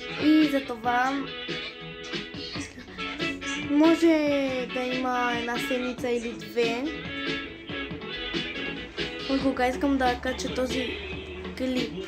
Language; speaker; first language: Bulgarian; early bilingual, heritage; Bulgarian